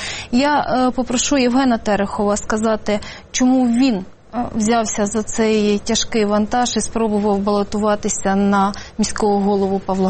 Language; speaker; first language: Ukrainian; native; Ukrainian